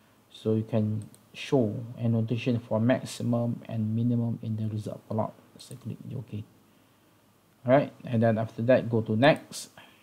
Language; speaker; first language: English; non-native, local second language; Malay